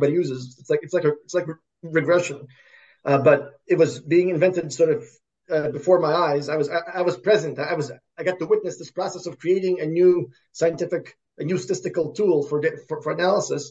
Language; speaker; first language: English; early bilingual, other home language; Russian